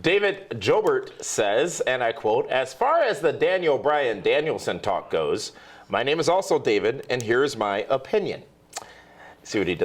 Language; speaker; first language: English; native; English